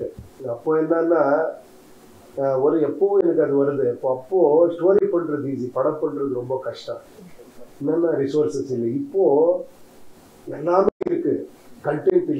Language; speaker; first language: Tamil; non-native, learner; Kannada